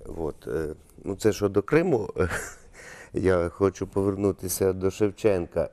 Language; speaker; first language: Ukrainian; native; Ukrainian